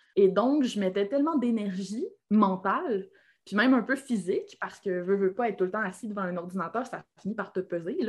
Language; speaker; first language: French; native; French